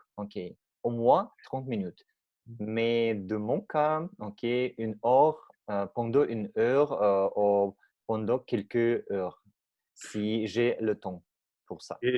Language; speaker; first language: French; non-native, learner; Russian